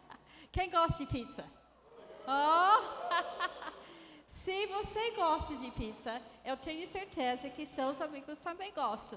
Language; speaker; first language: Portuguese; non-native, fluent; English